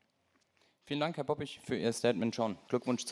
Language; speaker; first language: German; native; German